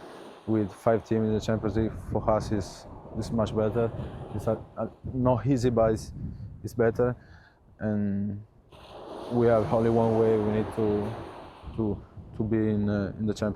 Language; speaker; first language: English; non-native, learner; Italian